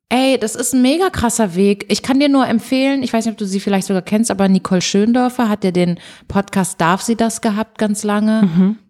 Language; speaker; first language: German; early bilingual, other home language; Portuguese